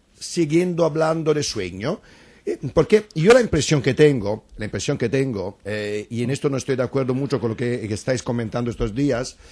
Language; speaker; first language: Spanish; non-native, fluent; Italian